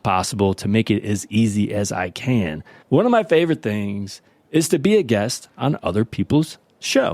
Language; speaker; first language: English; native; English